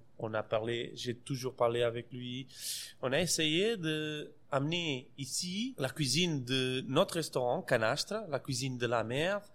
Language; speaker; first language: French; non-native, fluent; Portuguese